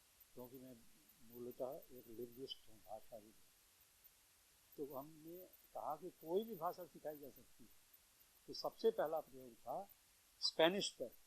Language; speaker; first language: Hindi; native; Hindi